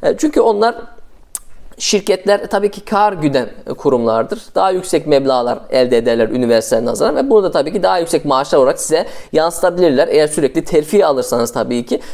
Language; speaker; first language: Turkish; early bilingual, heritage; Turkish